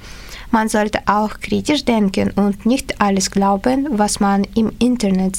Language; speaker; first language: German; non-native, learner; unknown